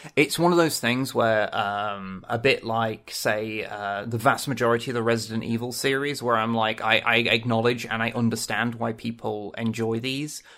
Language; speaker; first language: English; native; English